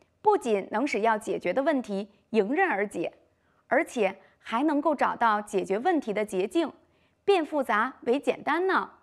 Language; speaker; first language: Chinese; native; Chinese